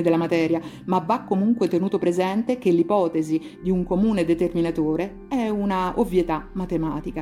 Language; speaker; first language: Italian; native; Italian